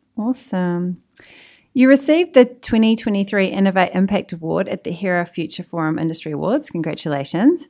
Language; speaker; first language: English; native; English